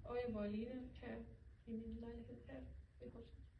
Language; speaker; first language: Danish; non-native, learner; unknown